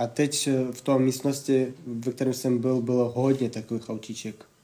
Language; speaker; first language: Czech; non-native, fluent; Russian